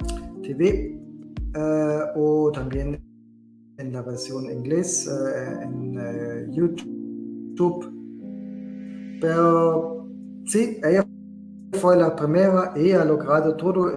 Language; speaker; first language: Spanish; non-native, fluent; German